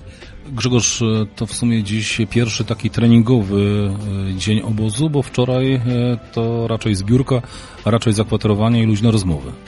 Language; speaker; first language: Polish; native; Polish